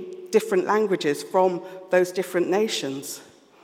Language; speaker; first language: English; native; English